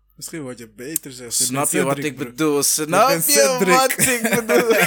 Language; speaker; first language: Dutch; early bilingual, other home language; Kinyarwanda